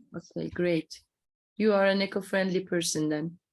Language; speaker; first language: English; non-native, fluent; Turkish